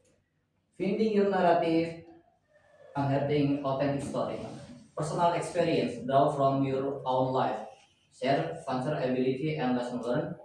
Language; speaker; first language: English; non-native, learner; Indonesian